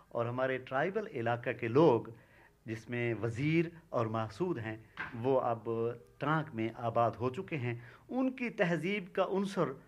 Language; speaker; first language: Urdu; non-native, local second language; Saraiki